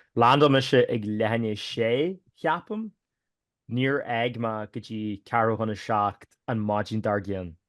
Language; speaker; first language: Irish; native; Irish